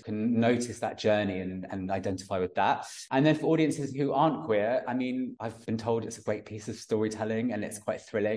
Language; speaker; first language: English; native; English